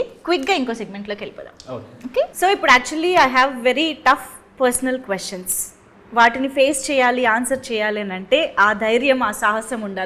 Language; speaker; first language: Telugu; native; Telugu